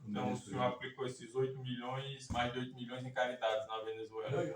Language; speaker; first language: Portuguese; native; Portuguese